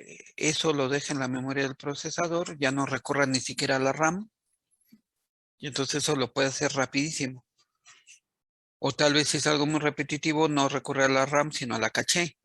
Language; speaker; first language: Spanish; native; Spanish